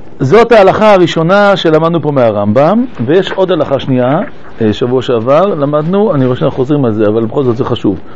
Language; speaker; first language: Hebrew; early bilingual, other home language; French